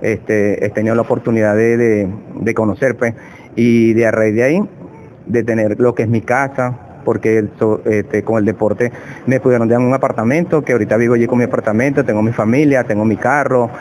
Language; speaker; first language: Spanish; native; Spanish